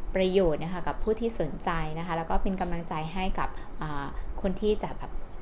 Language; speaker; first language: Thai; native; Thai